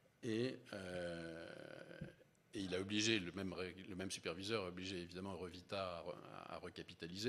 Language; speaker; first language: French; native; French